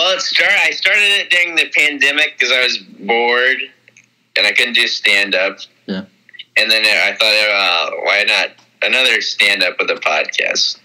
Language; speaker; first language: English; native; English